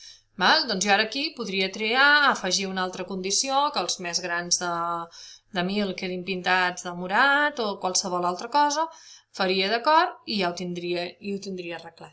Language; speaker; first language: Catalan; native; Catalan